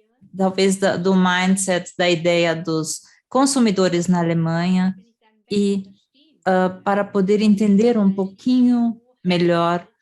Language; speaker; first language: Portuguese; non-native, fluent; German